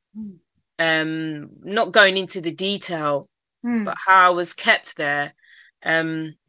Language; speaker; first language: English; native; English